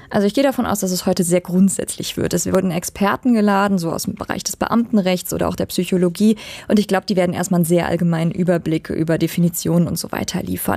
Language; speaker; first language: German; native; German